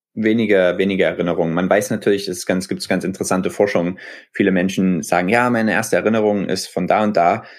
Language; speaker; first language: German; native; German